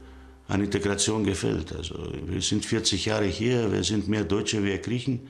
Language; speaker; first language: German; early bilingual, other home language; Greek